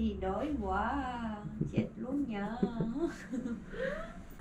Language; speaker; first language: Korean; non-native, learner; Vietnamese